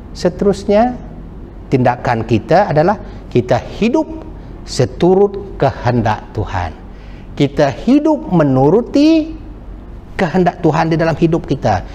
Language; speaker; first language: Malay; non-native, local second language; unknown